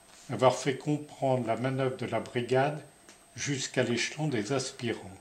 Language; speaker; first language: French; native; French